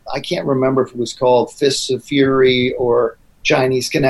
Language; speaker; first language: English; native; English